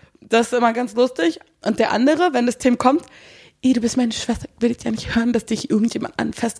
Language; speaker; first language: German; native; German